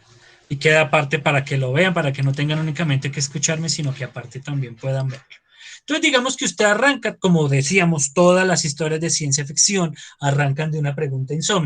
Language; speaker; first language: Spanish; native; Spanish